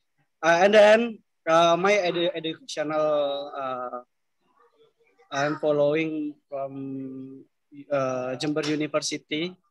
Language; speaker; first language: English; non-native, learner; Indonesian